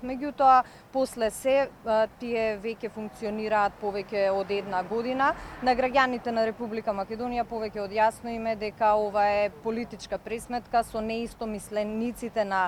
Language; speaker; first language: Macedonian; native; Macedonian